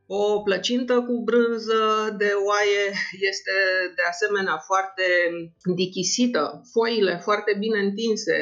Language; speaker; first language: Romanian; native; Romanian